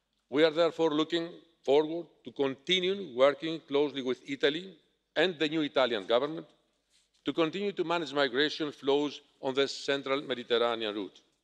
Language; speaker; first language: English; non-native, fluent; Greek